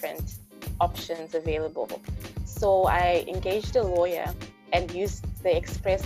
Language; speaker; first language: English; non-native, local second language; Shona